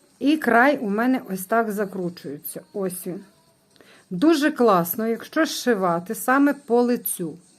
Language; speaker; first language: Ukrainian; non-native, local second language; Russian